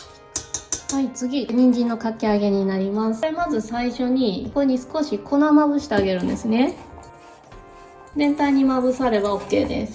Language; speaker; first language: Japanese; native; Japanese